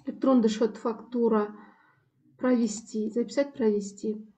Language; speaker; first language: Russian; non-native, local second language; Kazakh